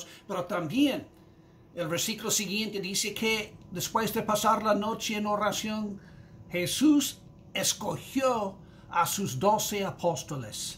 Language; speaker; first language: Spanish; non-native, fluent; English